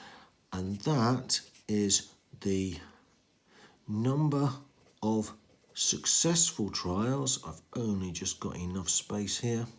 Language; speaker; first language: English; native; English